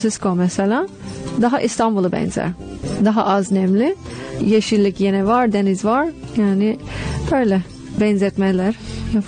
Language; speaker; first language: Turkish; non-native, fluent; English